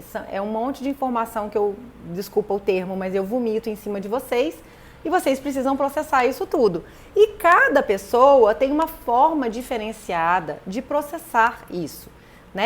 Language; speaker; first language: Portuguese; native; Portuguese